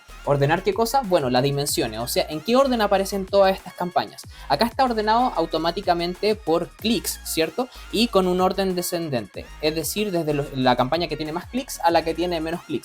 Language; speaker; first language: Spanish; native; Spanish